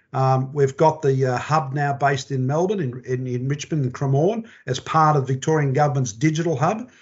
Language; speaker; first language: English; native; English